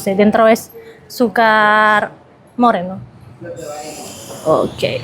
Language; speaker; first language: Spanish; non-native, learner; Indonesian